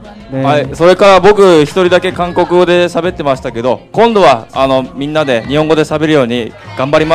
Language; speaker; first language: Japanese; non-native, fluent; Korean